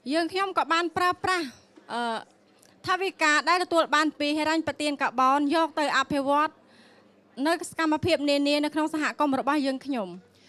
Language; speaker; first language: Khmer; non-native, local second language; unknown